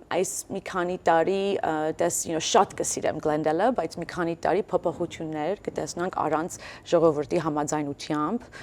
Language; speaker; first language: Armenian; early bilingual, heritage; Armenian